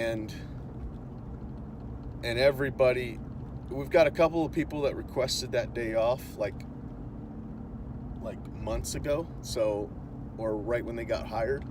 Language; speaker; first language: English; native; English